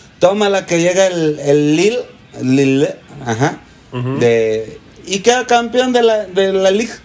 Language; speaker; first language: Spanish; native; Spanish